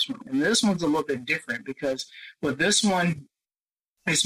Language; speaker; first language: English; native; English